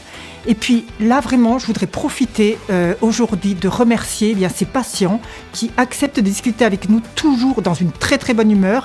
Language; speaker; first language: French; native; French